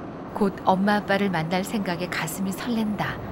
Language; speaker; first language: Korean; native; Korean